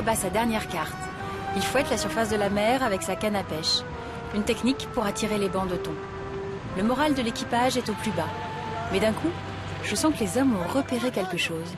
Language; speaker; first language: French; native; French